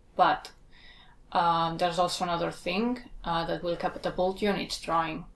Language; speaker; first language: English; non-native, fluent; Spanish